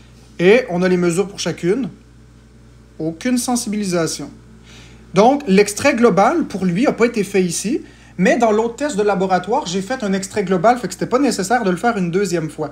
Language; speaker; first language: French; native; French